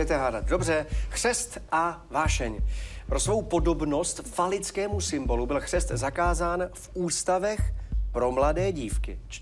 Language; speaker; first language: Czech; native; Czech